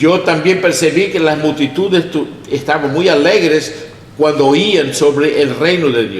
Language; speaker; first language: Spanish; non-native, learner; English